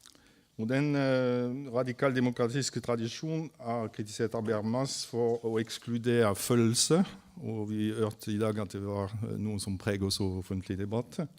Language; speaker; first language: Norwegian; non-native, fluent; French